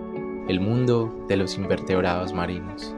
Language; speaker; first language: Spanish; native; Spanish